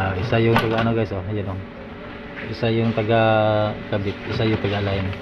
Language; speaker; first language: Filipino; non-native, local second language; Cebuano